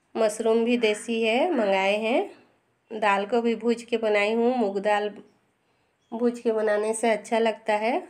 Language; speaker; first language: Hindi; non-native, local second language; Bangla